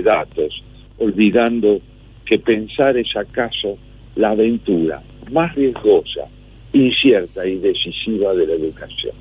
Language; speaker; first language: Spanish; native; Spanish